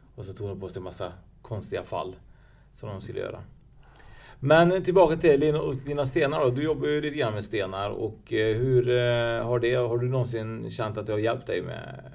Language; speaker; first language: Swedish; native; Swedish